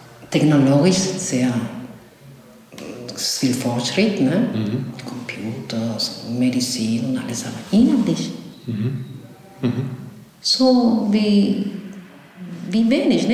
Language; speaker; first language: German; non-native, fluent; Spanish